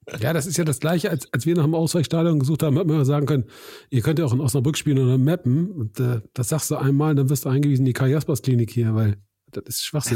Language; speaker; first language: German; native; German